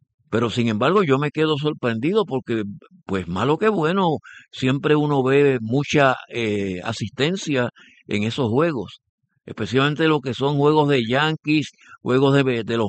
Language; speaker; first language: Spanish; native; Spanish